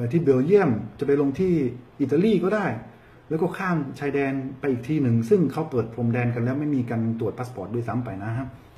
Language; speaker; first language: Thai; early bilingual, heritage; Thai